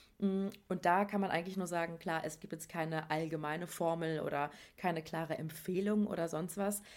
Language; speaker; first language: German; native; German